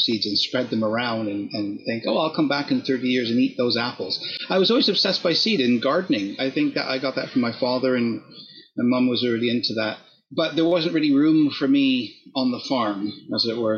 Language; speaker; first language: English; native; English